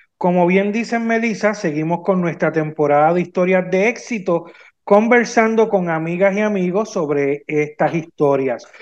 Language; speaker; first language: Spanish; native; Spanish